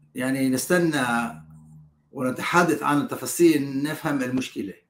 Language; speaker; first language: Arabic; non-native, learner; Hebrew